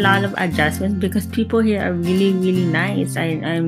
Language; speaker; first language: English; non-native, local second language; Filipino